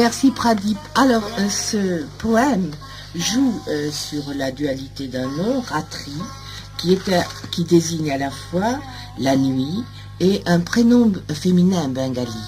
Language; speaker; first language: French; native; French